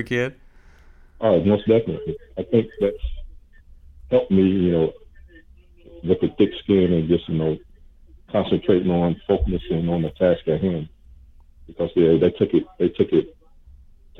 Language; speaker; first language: English; native; English